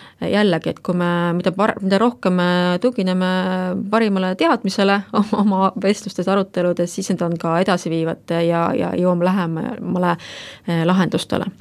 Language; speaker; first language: Estonian; native; Estonian